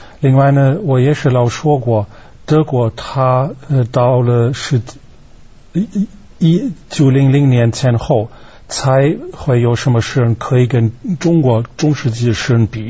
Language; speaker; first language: Chinese; non-native, fluent; German